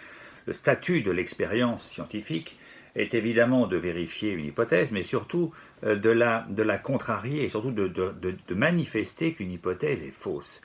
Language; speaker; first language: French; native; French